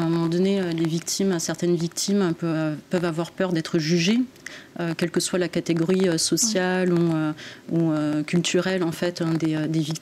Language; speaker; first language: French; native; French